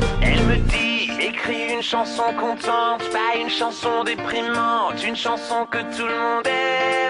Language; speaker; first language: French; non-native, learner; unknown